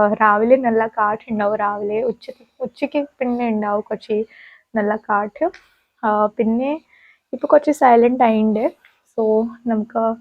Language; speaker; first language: Malayalam; non-native, learner; Hindi